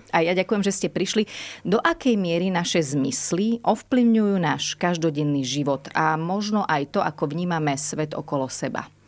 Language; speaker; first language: Slovak; native; Slovak